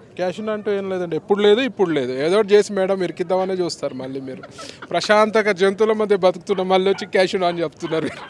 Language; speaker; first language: Telugu; native; Telugu